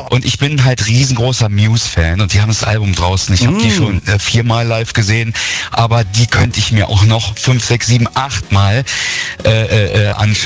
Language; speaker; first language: German; native; German